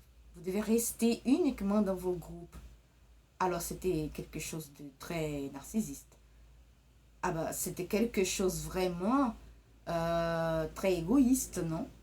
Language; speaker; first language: French; early bilingual, other home language; Portuguese